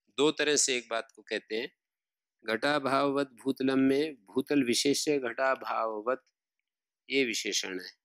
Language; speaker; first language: Hindi; native; Hindi